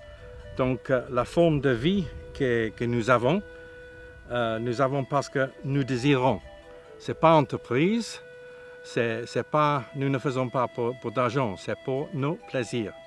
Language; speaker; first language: French; non-native, learner; English